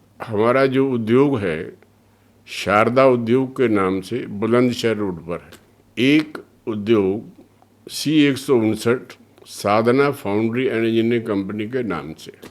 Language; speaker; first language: Hindi; early bilingual, other home language; Punjabi